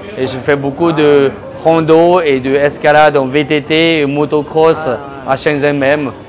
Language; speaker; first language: French; early bilingual, other home language; Chinese